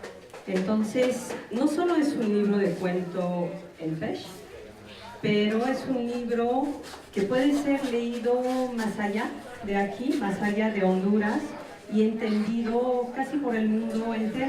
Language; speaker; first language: Spanish; non-native, fluent; French